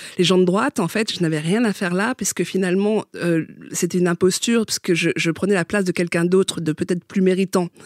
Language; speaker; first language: French; early bilingual, other home language; Vietnamese